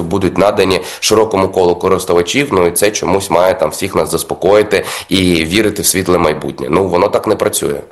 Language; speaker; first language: Ukrainian; native; Ukrainian